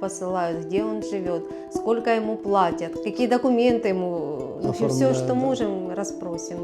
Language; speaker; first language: Russian; native; Russian